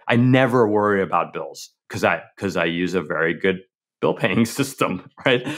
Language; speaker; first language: English; native; English